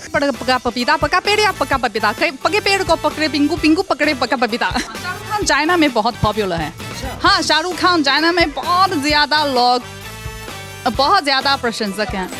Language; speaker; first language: Hindi; non-native, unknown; Chinese